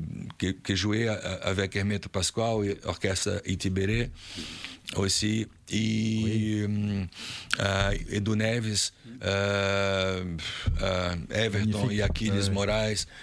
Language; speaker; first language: French; non-native, learner; Portuguese